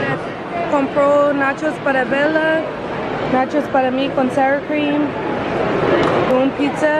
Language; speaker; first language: Spanish; early bilingual, heritage; English